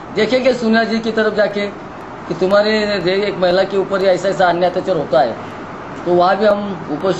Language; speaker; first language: Hindi; non-native, local second language; Marathi